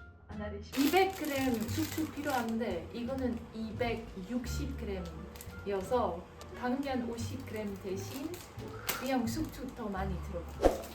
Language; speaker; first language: Korean; non-native, learner; Dutch